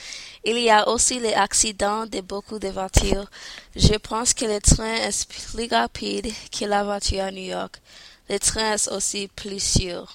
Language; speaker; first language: French; non-native, learner; English